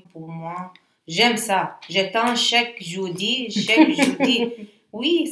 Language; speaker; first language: French; non-native, learner; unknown